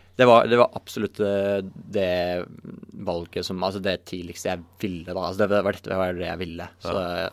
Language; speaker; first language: Norwegian; native; Norwegian